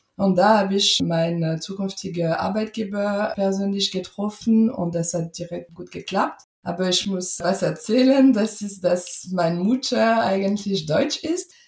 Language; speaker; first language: German; non-native, fluent; French